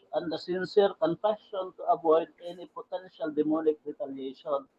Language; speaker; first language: English; non-native, local second language; Filipino